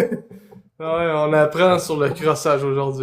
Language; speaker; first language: French; native; French